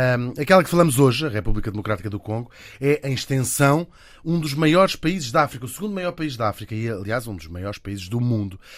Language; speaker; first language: Portuguese; native; Portuguese